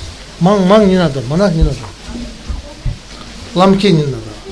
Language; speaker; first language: Russian; non-native, learner; Tibetan